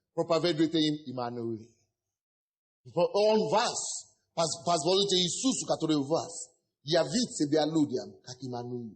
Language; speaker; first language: Russian; non-native, fluent; Yoruba